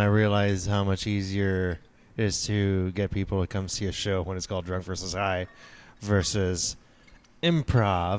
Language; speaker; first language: English; non-native, fluent; French